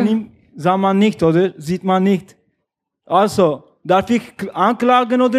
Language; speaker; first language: German; non-native, learner; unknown